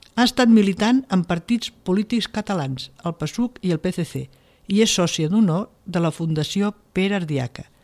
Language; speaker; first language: Catalan; native; Catalan